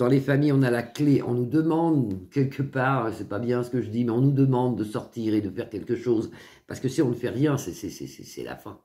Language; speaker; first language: French; native; French